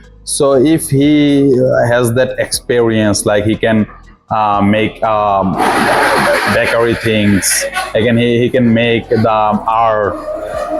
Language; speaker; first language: English; non-native, local second language; Bangla